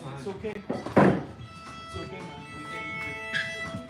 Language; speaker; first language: English; non-native, learner; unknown